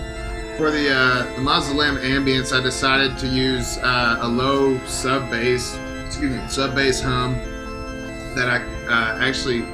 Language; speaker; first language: English; native; English